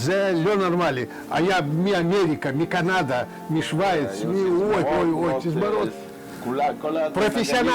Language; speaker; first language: Hebrew; non-native, learner; Russian